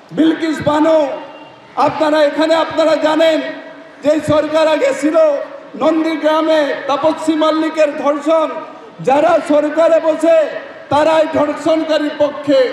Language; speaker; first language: Bangla; non-native, learner; Assamese